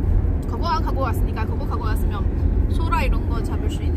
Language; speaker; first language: Korean; non-native, fluent; Chinese